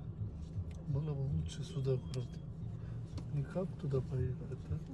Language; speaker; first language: Russian; non-native, learner; Turkish